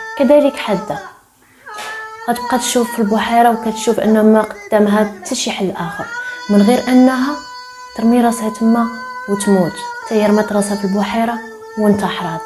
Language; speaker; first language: Arabic; native; Arabic